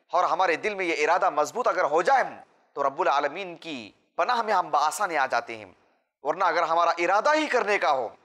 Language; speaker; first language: Urdu; native; Urdu